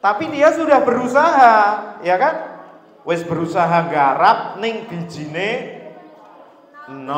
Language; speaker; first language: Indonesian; non-native, local second language; Javanese